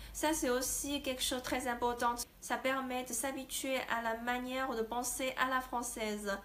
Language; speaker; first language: French; non-native, fluent; Chinese